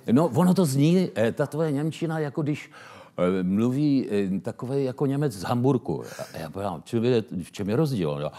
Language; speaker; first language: Czech; native; Czech